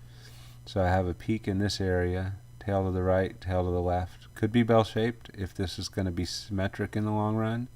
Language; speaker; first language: English; native; English